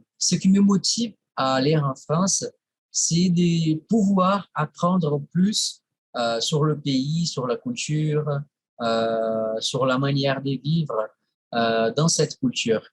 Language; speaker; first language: French; non-native, fluent; Portuguese